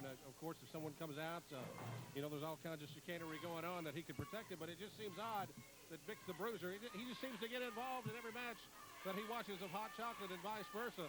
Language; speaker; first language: English; native; English